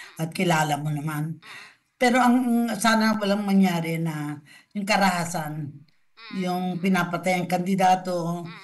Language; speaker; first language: Filipino; native; Filipino